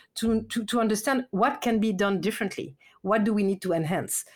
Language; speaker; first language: English; non-native, fluent; French